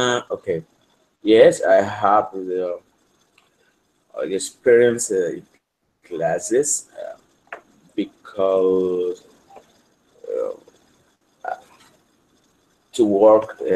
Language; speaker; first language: English; non-native, learner; Spanish